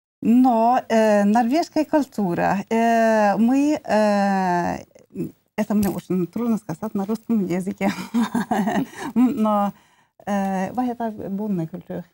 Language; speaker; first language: Russian; non-native, learner; Norwegian